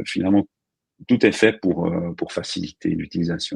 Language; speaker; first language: French; native; French